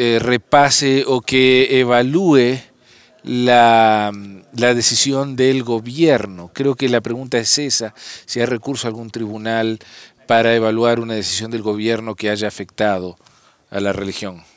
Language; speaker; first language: Spanish; non-native, fluent; English